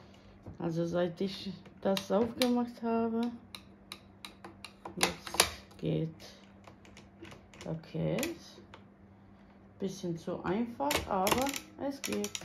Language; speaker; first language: German; non-native, learner; Bosnian